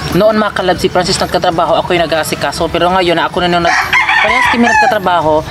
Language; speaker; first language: Filipino; non-native, local second language; Cebuano